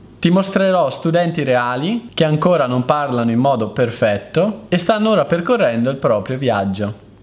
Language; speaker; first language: Italian; native; Italian